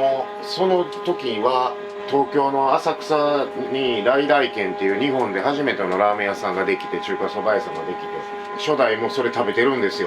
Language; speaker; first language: Japanese; native; Japanese